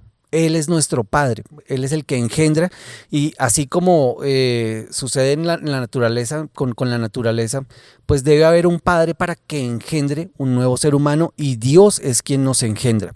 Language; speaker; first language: Spanish; native; Spanish